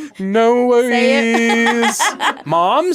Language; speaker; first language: English; native; English